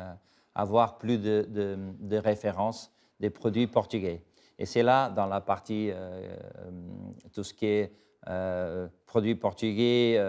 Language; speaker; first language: French; non-native, fluent; Portuguese